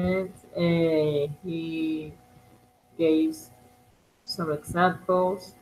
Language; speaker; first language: English; non-native, learner; Spanish